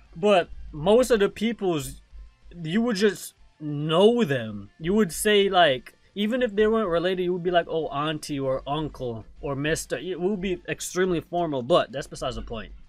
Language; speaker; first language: English; non-native, local second language; Jamaican Creole English